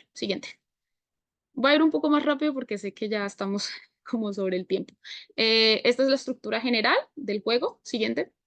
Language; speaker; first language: Spanish; native; Spanish